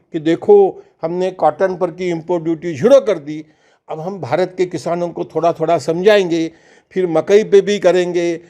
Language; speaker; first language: Hindi; non-native, local second language; Marathi